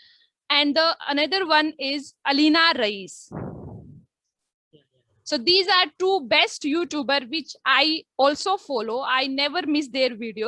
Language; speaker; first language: English; non-native, local second language; Hindi